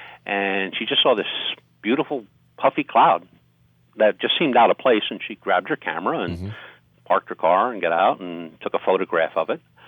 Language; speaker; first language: English; native; English